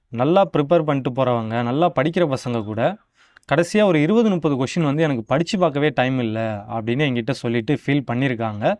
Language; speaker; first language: Tamil; native; Tamil